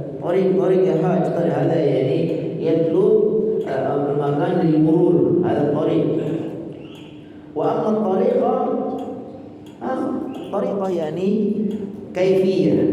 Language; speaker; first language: Arabic; non-native, fluent; Indonesian